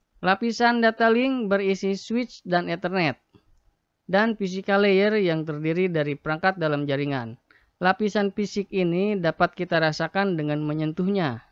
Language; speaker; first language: Indonesian; native; Indonesian